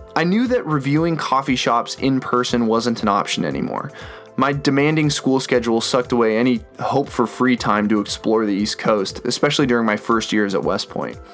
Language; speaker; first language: English; native; English